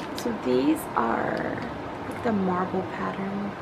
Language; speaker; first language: English; native; English